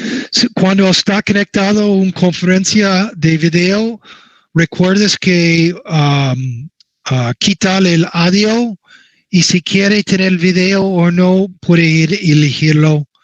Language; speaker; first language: Spanish; non-native, learner; English